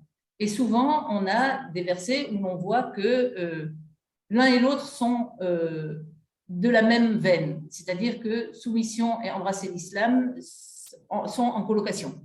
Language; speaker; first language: French; native; French